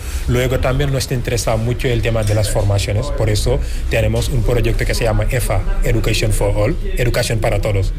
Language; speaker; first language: Spanish; non-native, fluent; Wolof